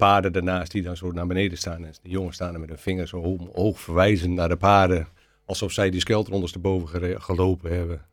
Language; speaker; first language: Dutch; native; Dutch